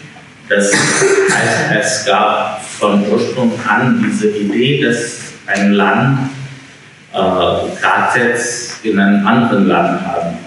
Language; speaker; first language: German; non-native, fluent; English